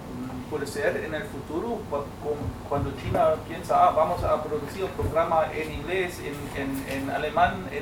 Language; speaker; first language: Spanish; non-native, fluent; German